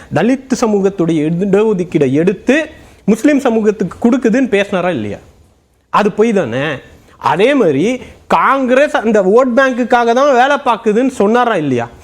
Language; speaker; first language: Tamil; native; Tamil